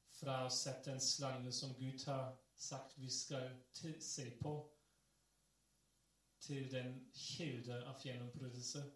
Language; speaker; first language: Norwegian; non-native, fluent; English